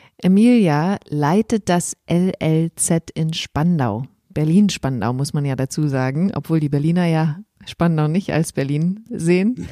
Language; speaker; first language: German; native; German